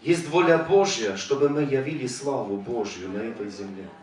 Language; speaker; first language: Russian; non-native, fluent; Polish